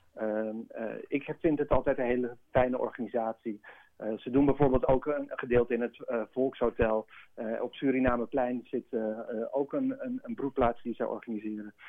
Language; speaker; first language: Dutch; native; Dutch